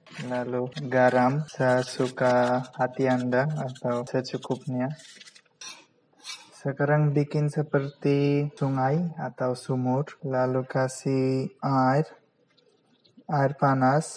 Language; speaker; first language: Indonesian; non-native, fluent; Bangla